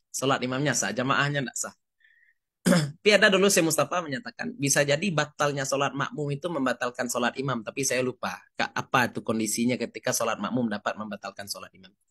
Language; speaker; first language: Indonesian; non-native, local second language; Minangkabau